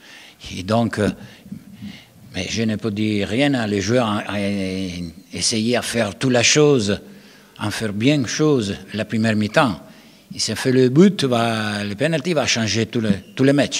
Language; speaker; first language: French; non-native, learner; Spanish